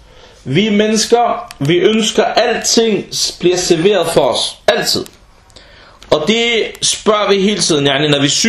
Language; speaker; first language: Danish; early bilingual, other home language; Arabic